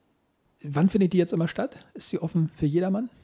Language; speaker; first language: German; native; German